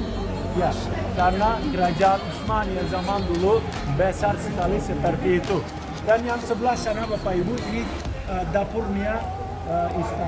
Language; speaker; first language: Indonesian; non-native, fluent; Turkish